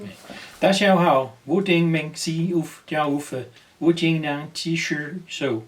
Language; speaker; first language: Chinese; non-native, learner; Danish